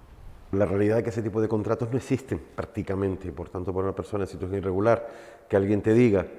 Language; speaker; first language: Spanish; native; Spanish